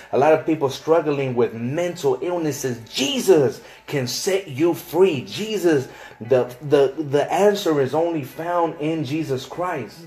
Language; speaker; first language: English; native; English